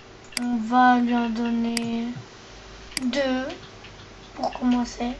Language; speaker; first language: French; native; French